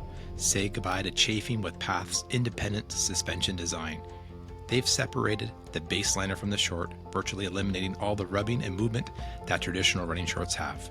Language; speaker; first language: English; native; English